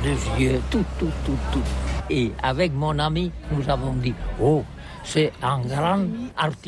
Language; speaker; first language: French; non-native, learner; Catalan